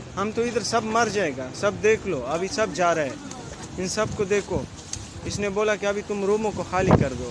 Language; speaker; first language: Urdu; non-native, local second language; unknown